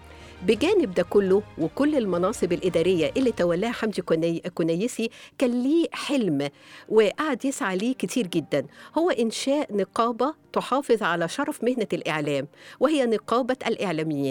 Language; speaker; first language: Arabic; native; Arabic